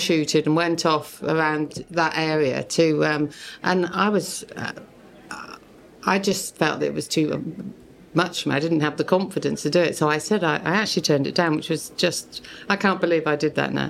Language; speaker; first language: English; native; English